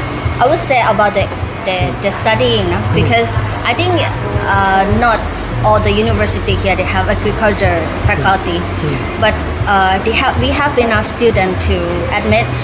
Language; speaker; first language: English; non-native, learner; Thai